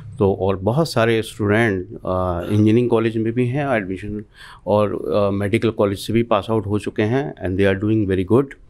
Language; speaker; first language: Hindi; native; Hindi